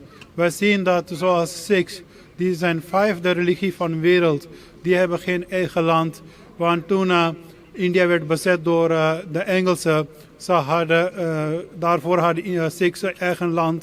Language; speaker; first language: Dutch; non-native, fluent; Punjabi